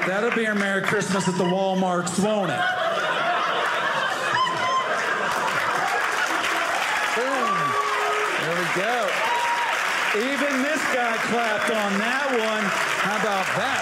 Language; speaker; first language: English; native; English